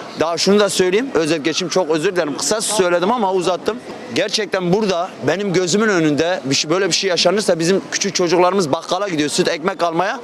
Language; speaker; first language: Turkish; non-native, local second language; Kurdish